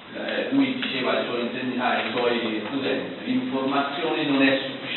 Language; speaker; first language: Italian; native; Italian